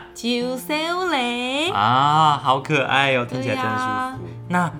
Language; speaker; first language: Chinese; native; Chinese